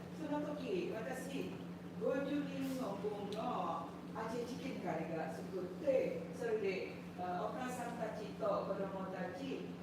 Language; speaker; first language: Japanese; non-native, learner; Indonesian